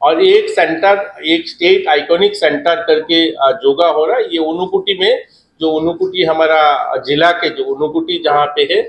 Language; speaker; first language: Hindi; non-native, local second language; Bangla